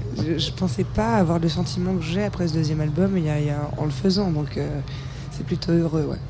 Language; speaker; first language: French; native; French